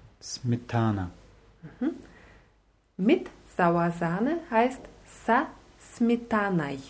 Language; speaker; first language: German; non-native, fluent; Russian